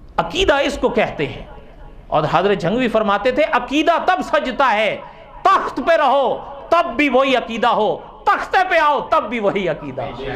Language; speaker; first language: Urdu; non-native, local second language; Punjabi